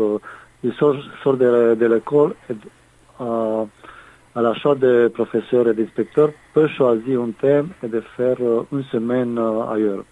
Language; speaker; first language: French; non-native, fluent; Romanian